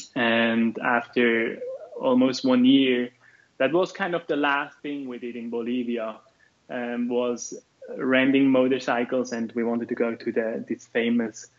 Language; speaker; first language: English; non-native, fluent; German